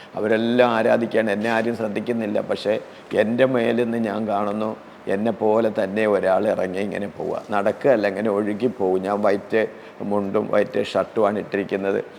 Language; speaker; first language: Malayalam; native; Malayalam